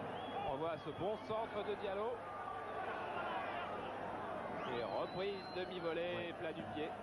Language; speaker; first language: French; native; French